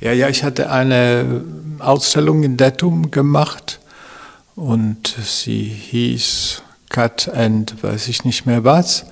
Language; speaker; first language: German; non-native, fluent; French